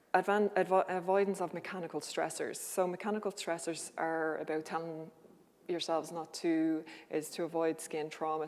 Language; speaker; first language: English; native; English